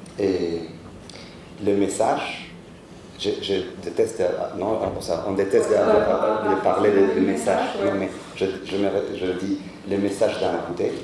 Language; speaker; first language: French; non-native, fluent; Spanish